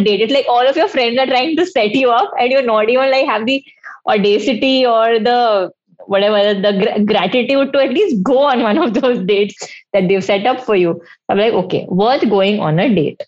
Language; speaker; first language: English; non-native, local second language; Hindi